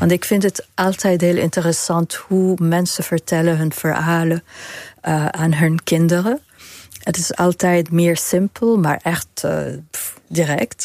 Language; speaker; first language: Dutch; non-native, fluent; Arabic